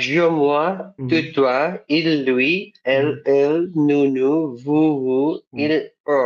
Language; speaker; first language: French; non-native, learner; Bangla